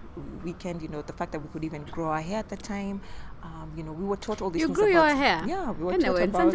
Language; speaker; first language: English; non-native, local second language; Ganda